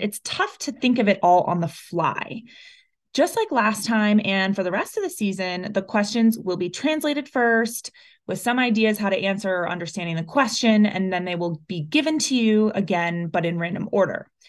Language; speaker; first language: English; early bilingual, other home language; Spanish